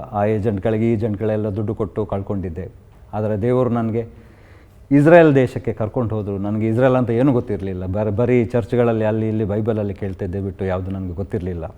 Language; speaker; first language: Kannada; non-native, local second language; Konkani